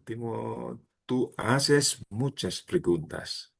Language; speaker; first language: Spanish; non-native, learner; Filipino